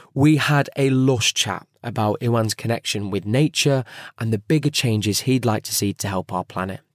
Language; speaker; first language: English; native; English